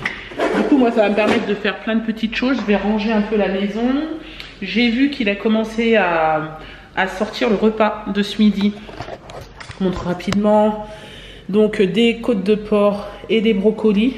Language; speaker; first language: French; native; French